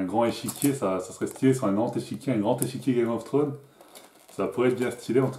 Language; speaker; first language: French; native; French